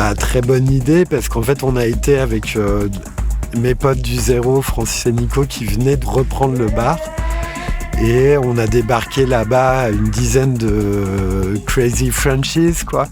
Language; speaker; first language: French; native; French